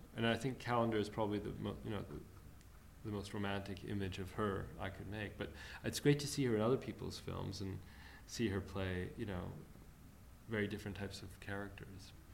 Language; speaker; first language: English; early bilingual, other home language; Armenian